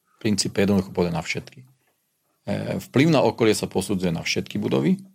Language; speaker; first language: Slovak; non-native, local second language; Hungarian